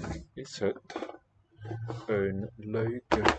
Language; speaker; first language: Dutch; non-native, learner; English